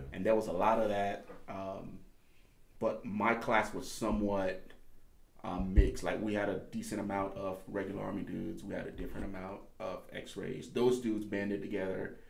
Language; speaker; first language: English; native; English